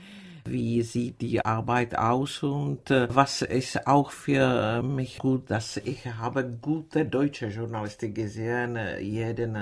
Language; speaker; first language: German; non-native, fluent; Czech